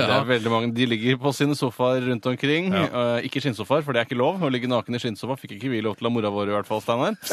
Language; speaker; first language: Norwegian; native; Norwegian